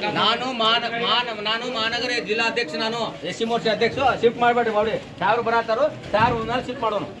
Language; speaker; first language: Kannada; non-native, local second language; Lambadi